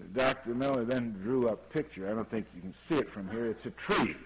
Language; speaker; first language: English; native; English